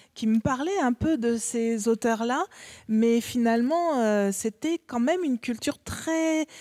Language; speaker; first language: French; native; French